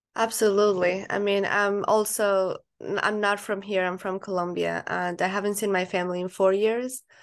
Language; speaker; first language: English; non-native, fluent; Spanish